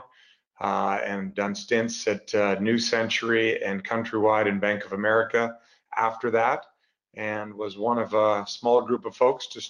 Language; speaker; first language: English; native; English